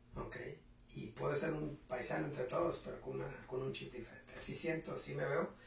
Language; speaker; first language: Spanish; non-native, local second language; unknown